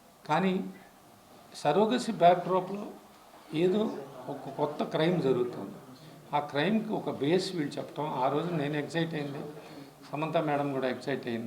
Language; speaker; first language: Telugu; native; Telugu